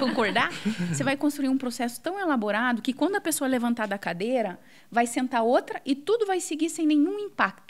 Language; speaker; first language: Portuguese; native; Portuguese